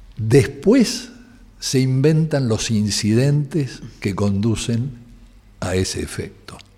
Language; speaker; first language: Spanish; native; Spanish